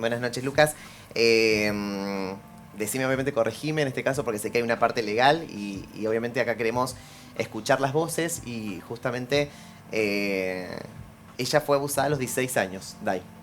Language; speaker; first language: Spanish; native; Spanish